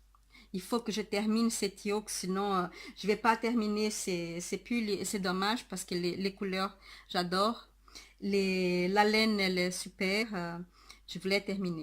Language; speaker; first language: French; non-native, fluent; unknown